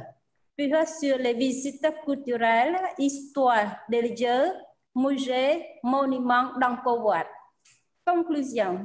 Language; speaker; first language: French; non-native, fluent; Khmer